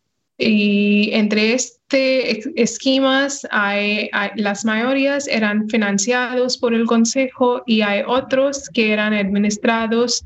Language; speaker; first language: Spanish; non-native, fluent; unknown